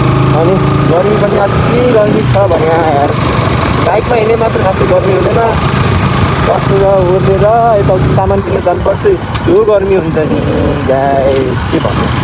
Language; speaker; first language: Nepali; native; Nepali